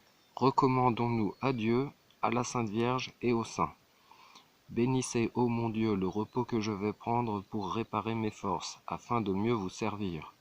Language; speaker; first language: French; native; French